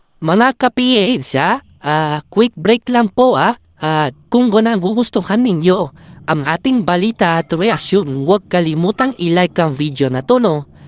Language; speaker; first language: Filipino; native; Filipino